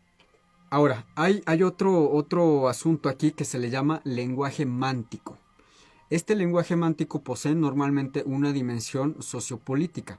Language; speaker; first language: Spanish; native; Spanish